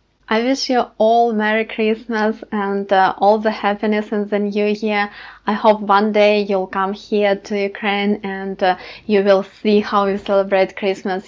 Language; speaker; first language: English; non-native, fluent; Ukrainian